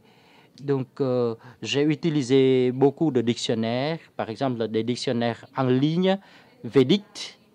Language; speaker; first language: French; non-native, fluent; Vietnamese